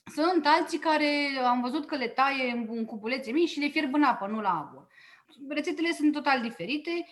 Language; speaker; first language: Romanian; native; Romanian